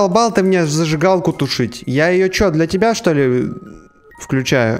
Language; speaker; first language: Russian; native; Russian